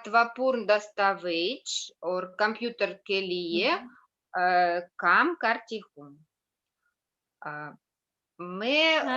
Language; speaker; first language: Hindi; non-native, learner; Russian